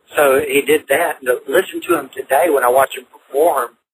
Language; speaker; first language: English; native; English